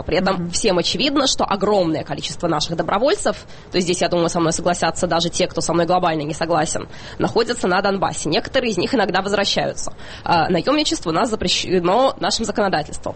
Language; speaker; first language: Russian; native; Russian